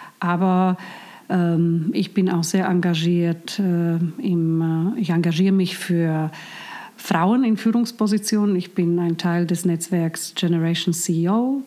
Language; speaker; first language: German; non-native, fluent; Slovak